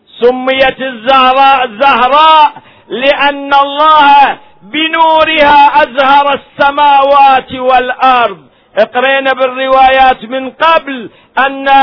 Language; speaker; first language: Arabic; native; Arabic